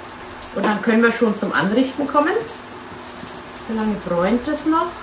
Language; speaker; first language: German; native; German